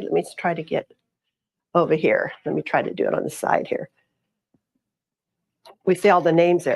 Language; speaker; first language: English; native; English